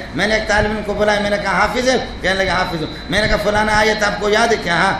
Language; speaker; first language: Urdu; non-native, local second language; Brahui